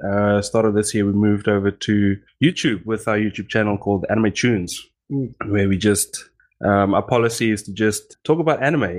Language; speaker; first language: English; non-native, local second language; Afrikaans